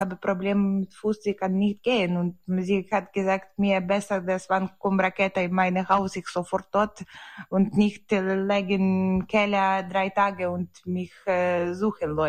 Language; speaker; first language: German; non-native, learner; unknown